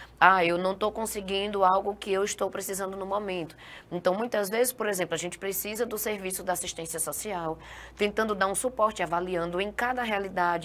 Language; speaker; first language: Portuguese; native; Portuguese